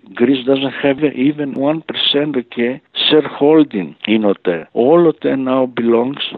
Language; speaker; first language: English; non-native, fluent; Greek